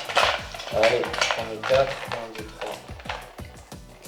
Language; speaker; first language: French; native; French